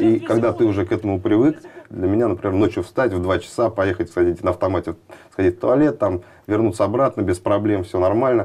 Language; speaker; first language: Russian; native; Russian